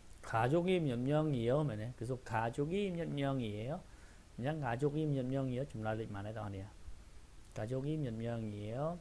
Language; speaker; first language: Korean; non-native, fluent; Khmer